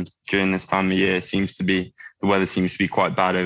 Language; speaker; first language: English; native; English